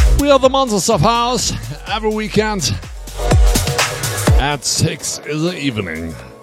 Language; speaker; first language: English; non-native, learner; German